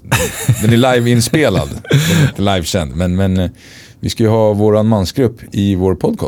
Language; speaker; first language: Swedish; native; Swedish